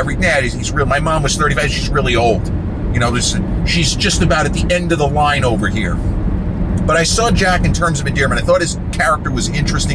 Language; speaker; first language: English; native; English